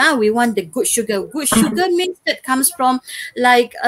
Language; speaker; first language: English; non-native, local second language; Malay